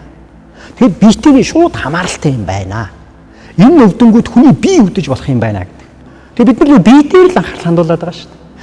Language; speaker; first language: Mongolian; native; Mongolian